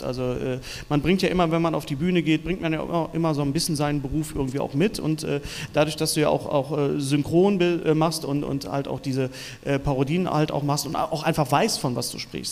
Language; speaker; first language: German; native; German